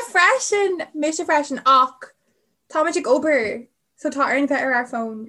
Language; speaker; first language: Irish; non-native, local second language; English